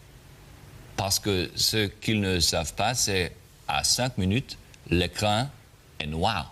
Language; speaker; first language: French; non-native, learner; German